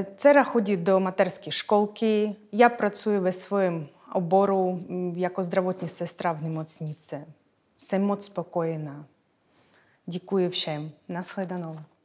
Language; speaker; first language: Czech; non-native, fluent; Ukrainian